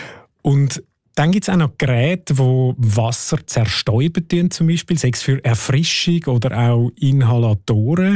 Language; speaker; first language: German; native; German